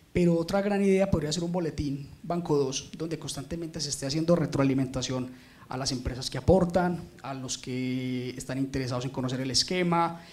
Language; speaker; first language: Spanish; native; Spanish